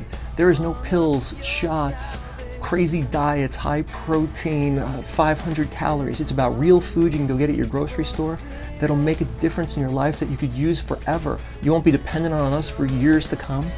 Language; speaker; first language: English; native; English